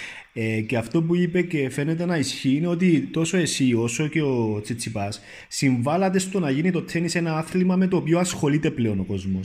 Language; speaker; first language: Greek; native; Greek